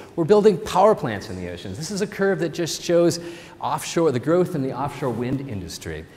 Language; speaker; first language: English; native; English